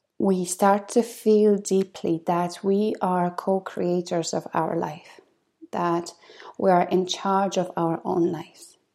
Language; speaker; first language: English; non-native, fluent; Polish